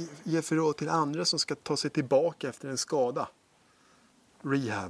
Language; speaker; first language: Swedish; native; Swedish